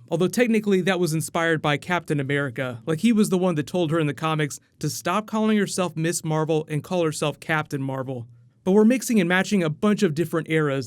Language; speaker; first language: English; native; English